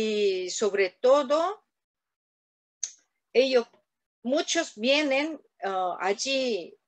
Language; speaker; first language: Spanish; non-native, learner; Korean